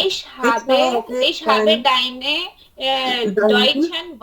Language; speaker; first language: German; non-native, learner; Urdu